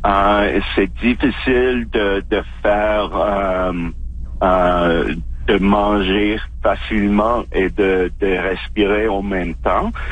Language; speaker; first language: French; non-native, fluent; English